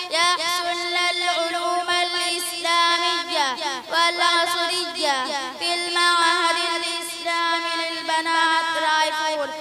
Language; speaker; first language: Arabic; non-native, learner; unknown